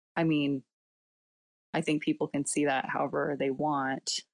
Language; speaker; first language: English; early bilingual, other home language; Cantonese